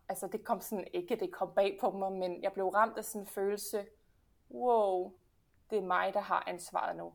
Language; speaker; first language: Danish; early bilingual, heritage; Danish